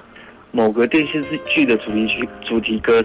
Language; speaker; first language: Chinese; native; Chinese